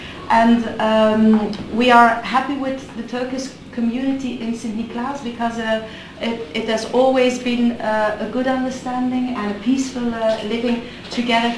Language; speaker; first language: English; non-native, fluent; Dutch